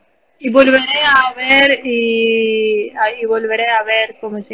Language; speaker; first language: Spanish; non-native, fluent; Ukrainian